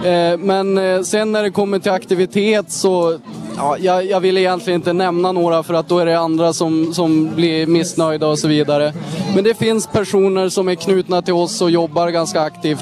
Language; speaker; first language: Swedish; native; Swedish